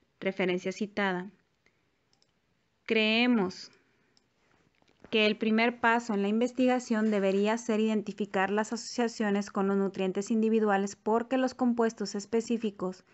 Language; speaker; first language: Spanish; native; Spanish